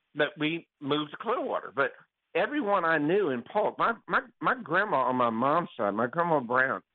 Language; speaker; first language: English; native; English